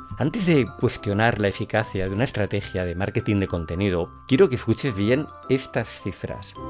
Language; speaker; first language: Spanish; native; Spanish